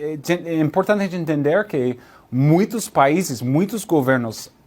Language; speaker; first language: Portuguese; non-native, learner; English